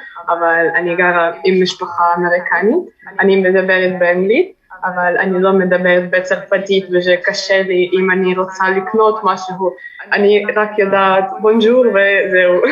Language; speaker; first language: Hebrew; non-native, learner; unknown